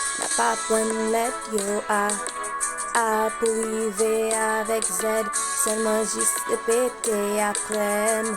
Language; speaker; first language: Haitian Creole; early bilingual, heritage; Haitian Creole